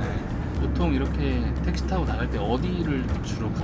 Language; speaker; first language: Korean; native; Korean